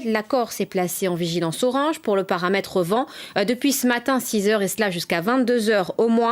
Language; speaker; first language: French; native; French